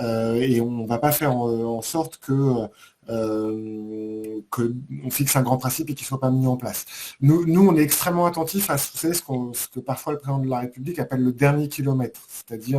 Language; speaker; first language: French; native; French